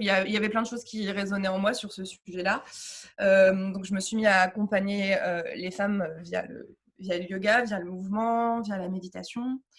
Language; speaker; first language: French; native; French